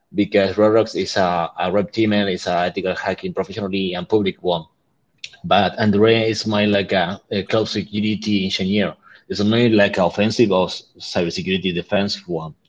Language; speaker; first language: English; non-native, learner; Spanish